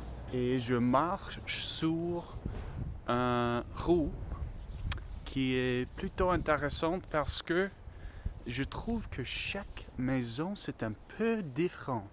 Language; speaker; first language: French; non-native, learner; English